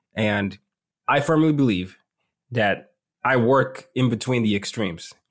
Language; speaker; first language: English; non-native, local second language; Yoruba